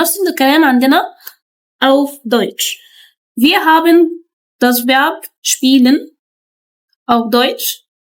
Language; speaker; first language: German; non-native, learner; Arabic